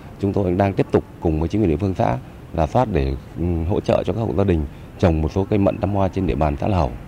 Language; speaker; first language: Vietnamese; native; Vietnamese